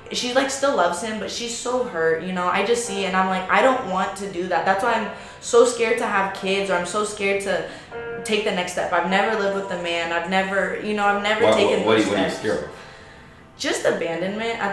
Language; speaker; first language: English; native; English